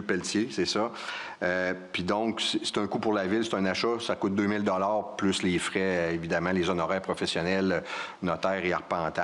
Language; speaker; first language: French; native; French